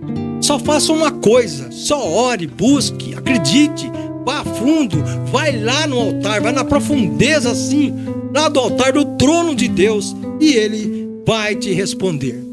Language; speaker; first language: Portuguese; native; Portuguese